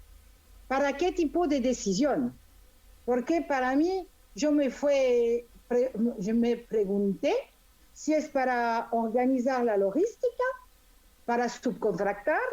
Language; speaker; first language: Spanish; non-native, fluent; French